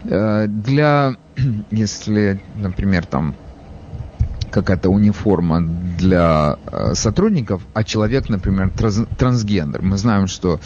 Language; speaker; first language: Russian; native; Russian